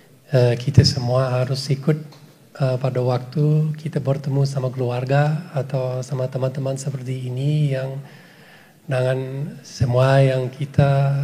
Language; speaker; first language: Indonesian; non-native, fluent; English